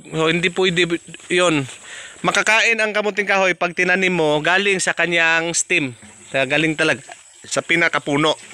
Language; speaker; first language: Filipino; non-native, local second language; Cebuano